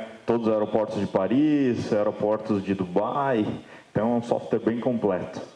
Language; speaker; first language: Portuguese; native; Portuguese